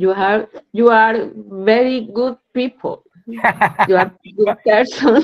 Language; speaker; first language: English; non-native, learner; Spanish